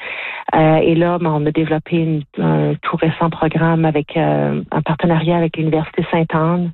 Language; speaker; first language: French; native; French